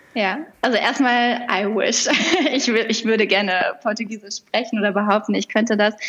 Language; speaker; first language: German; native; German